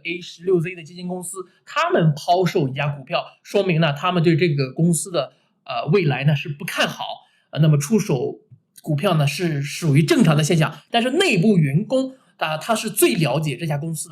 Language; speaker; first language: Chinese; native; Chinese